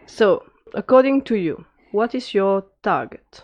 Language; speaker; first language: English; non-native, fluent; French